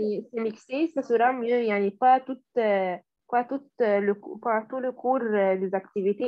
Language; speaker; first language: French; non-native, learner; Arabic